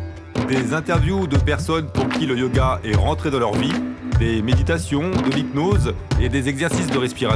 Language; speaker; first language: French; native; French